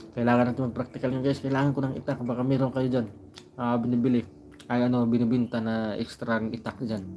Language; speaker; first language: Filipino; non-native, local second language; Cebuano